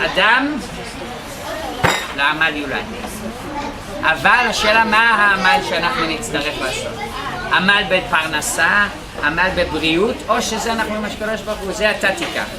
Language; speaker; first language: Hebrew; non-native, fluent; English